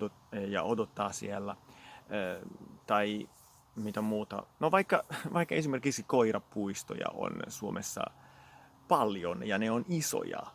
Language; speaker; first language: Finnish; non-native, fluent; Italian